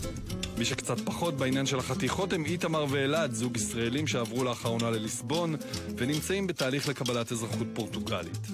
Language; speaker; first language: Hebrew; native; Hebrew